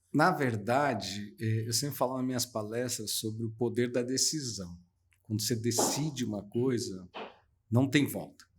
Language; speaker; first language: Portuguese; native; Portuguese